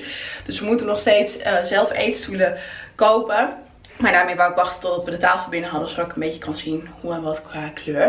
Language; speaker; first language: Dutch; native; Dutch